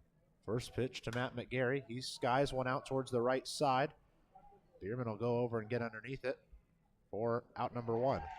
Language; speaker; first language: English; native; English